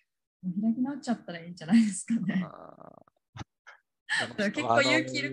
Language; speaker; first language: Japanese; native; Japanese